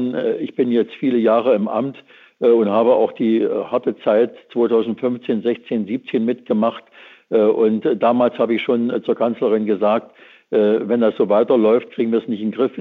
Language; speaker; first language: German; native; German